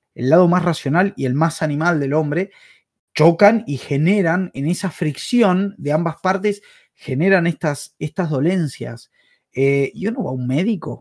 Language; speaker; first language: Spanish; native; Spanish